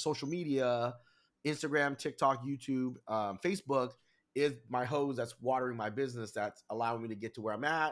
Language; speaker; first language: English; early bilingual, other home language; Vietnamese